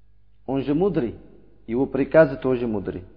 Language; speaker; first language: Russian; non-native, learner; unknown